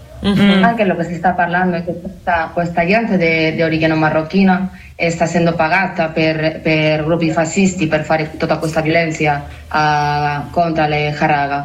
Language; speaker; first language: Italian; non-native, learner; Spanish